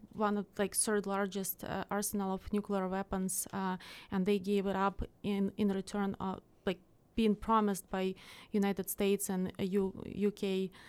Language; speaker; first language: English; non-native, fluent; Ukrainian